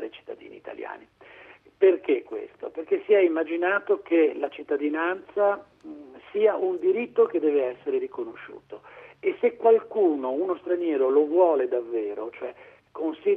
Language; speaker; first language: Italian; native; Italian